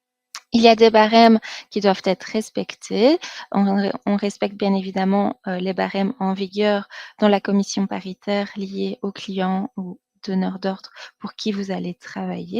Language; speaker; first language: French; native; French